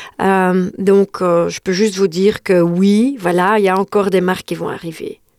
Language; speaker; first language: French; non-native, local second language; Dutch